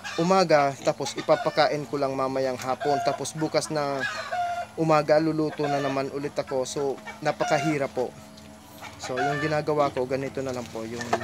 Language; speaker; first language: Filipino; non-native, local second language; Bikol